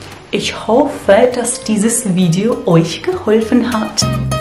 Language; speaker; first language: German; non-native, fluent; Russian